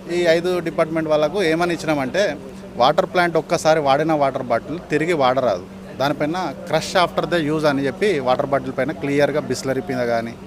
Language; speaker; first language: Telugu; native; Telugu